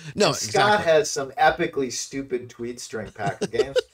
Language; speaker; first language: English; native; English